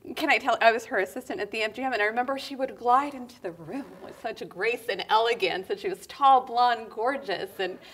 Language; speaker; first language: English; native; English